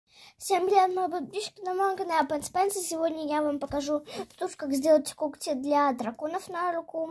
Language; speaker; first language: Russian; native; Russian